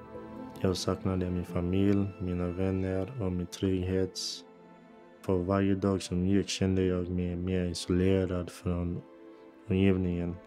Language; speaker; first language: Swedish; non-native, fluent; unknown